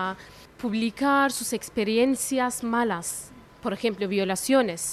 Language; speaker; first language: Spanish; non-native, fluent; Turkish